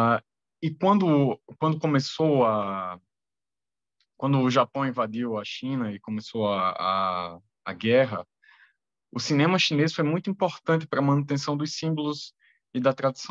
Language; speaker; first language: Portuguese; native; Portuguese